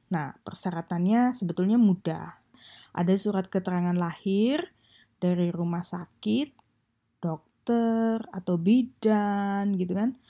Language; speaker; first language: Indonesian; native; Indonesian